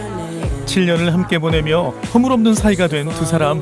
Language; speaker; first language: Korean; native; Korean